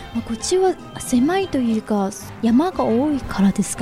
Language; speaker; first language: Japanese; non-native, fluent; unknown